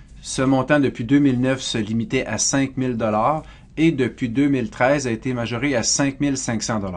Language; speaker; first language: French; native; French